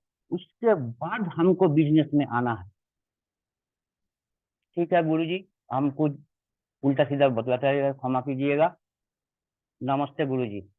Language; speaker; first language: Hindi; non-native, local second language; Bangla